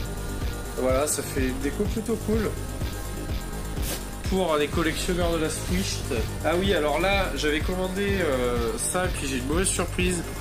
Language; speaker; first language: French; native; French